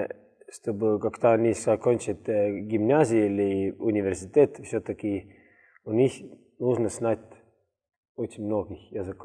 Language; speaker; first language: Russian; non-native, learner; Estonian